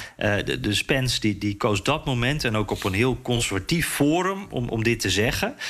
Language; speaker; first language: Dutch; native; Dutch